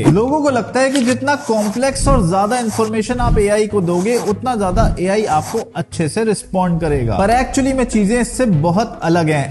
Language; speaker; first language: Hindi; native; Hindi